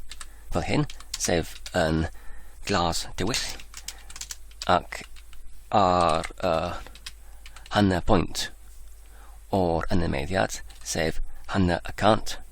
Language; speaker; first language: Welsh; non-native, learner; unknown